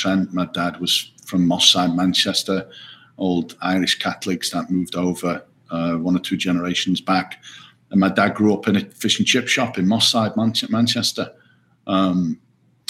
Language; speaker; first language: English; native; English